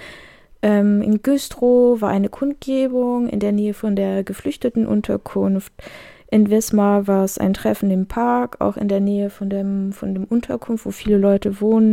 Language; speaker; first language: German; native; German